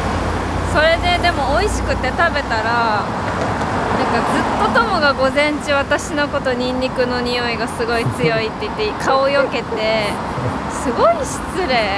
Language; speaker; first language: Japanese; native; Japanese